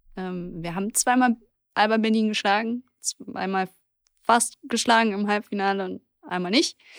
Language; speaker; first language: German; native; German